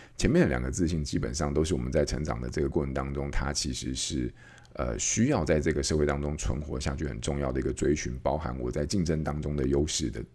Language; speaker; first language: Chinese; native; Chinese